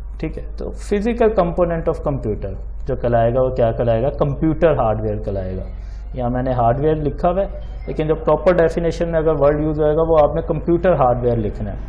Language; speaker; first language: Urdu; non-native, local second language; Punjabi